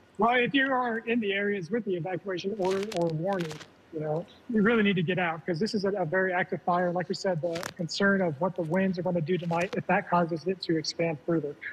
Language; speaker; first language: English; native; English